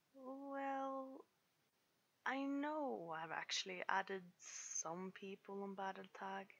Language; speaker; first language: English; non-native, fluent; Swedish